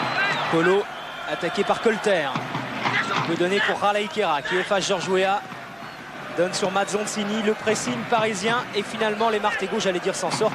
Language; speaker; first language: French; native; French